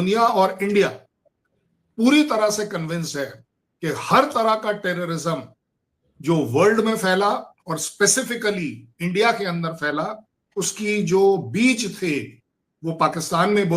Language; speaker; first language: Hindi; native; Hindi